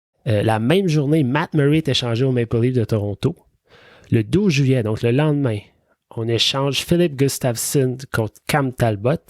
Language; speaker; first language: French; native; French